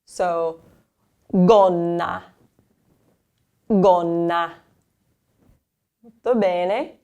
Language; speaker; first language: Italian; non-native, fluent; English